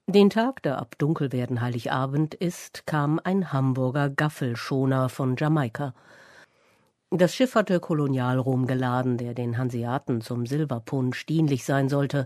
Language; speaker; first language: German; native; German